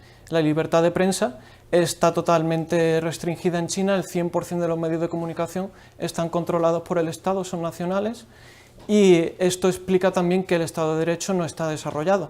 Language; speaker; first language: Spanish; native; Spanish